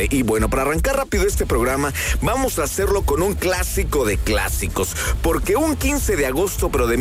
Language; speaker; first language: Spanish; native; Spanish